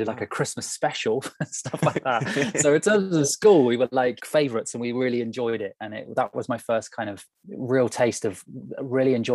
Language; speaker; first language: English; native; English